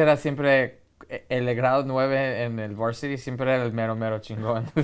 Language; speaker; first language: Spanish; early bilingual, heritage; Spanish